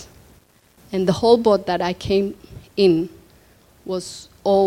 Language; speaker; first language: English; non-native, local second language; Somali